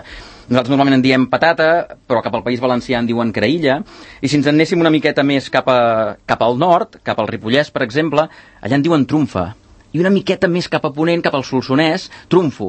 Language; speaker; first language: Catalan; native; Catalan